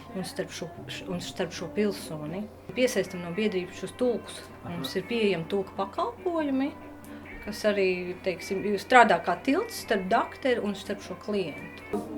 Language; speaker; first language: Latvian; native; Latvian